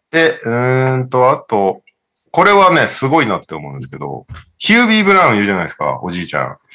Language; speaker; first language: Japanese; early bilingual, heritage; Japanese